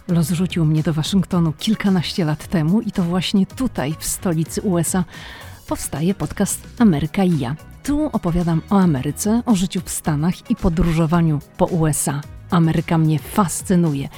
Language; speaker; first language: Polish; native; Polish